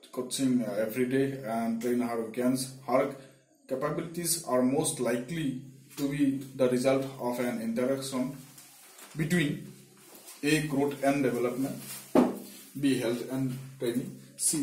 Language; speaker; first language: English; non-native, local second language; Assamese